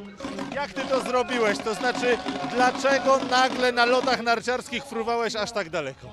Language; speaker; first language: Polish; native; Polish